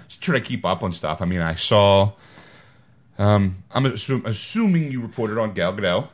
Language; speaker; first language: English; native; English